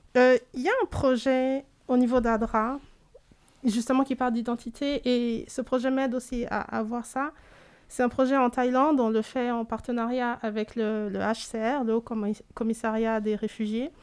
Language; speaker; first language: French; native; French